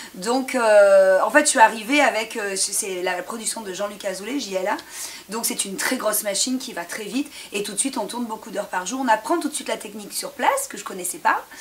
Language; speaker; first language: French; native; French